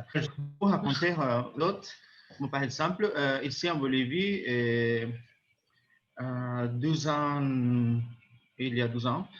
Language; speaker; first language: French; non-native, learner; Spanish